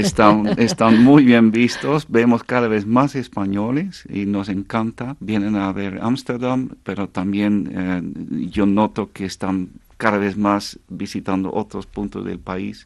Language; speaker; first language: Spanish; non-native, fluent; Dutch